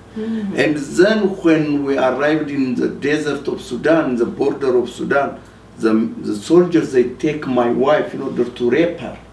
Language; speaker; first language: English; non-native, fluent; Amharic